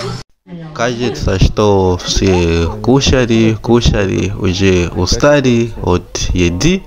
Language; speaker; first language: Russian; non-native, fluent; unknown